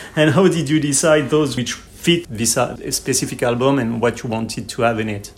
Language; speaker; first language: English; non-native, fluent; French